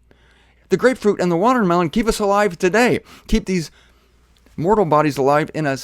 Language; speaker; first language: English; native; English